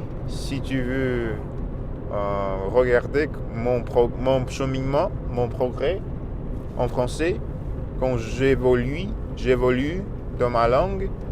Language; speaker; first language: French; non-native, learner; Russian